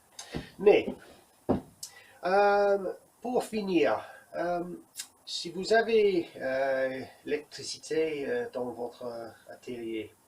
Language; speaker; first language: French; non-native, learner; English